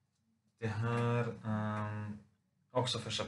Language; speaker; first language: Swedish; non-native, fluent; Finnish